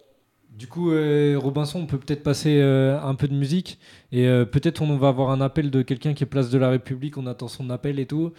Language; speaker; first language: French; native; French